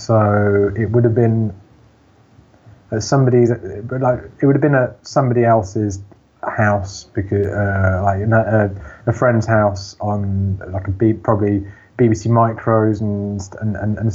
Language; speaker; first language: English; native; English